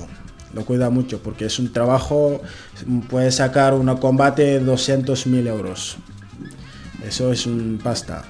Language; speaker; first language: Spanish; non-native, learner; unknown